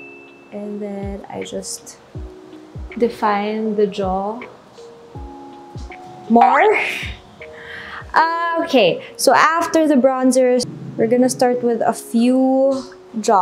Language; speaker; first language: English; non-native, local second language; Filipino